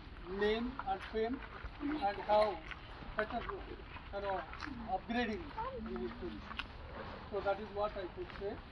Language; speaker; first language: English; non-native, local second language; Telugu